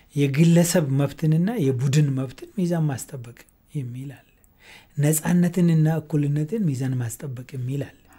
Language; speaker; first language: Amharic; non-native, local second language; Oromo